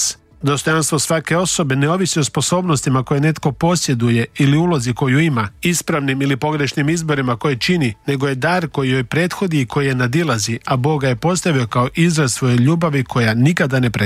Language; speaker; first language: Bosnian; native; Bosnian